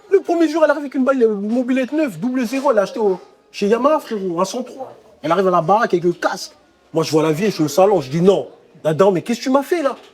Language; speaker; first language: French; early bilingual, other home language; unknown